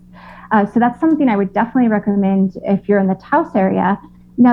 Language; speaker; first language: English; native; English